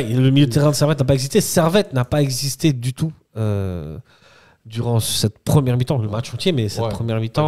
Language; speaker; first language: French; native; French